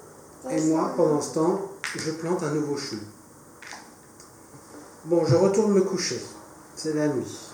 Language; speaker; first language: French; native; French